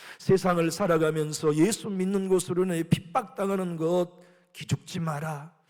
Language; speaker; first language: Korean; native; Korean